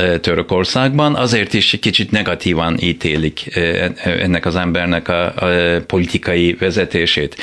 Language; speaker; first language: Hungarian; non-native, fluent; Turkish